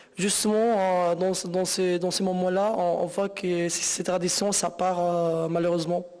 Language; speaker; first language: French; non-native, local second language; Arabic